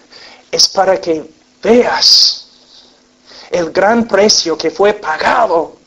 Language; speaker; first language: Spanish; non-native, fluent; English